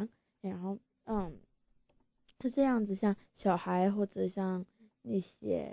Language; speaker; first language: Chinese; early bilingual, heritage; Chinese